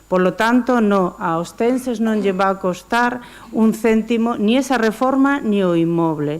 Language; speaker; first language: Spanish; non-native, local second language; Galician